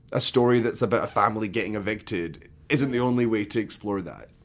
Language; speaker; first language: English; native; English